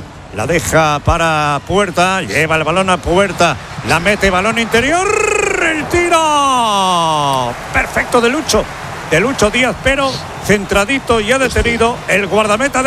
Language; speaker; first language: Spanish; native; Spanish